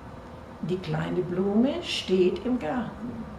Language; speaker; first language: German; non-native, fluent; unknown